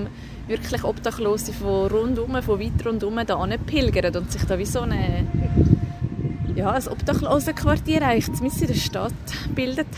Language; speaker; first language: German; native; German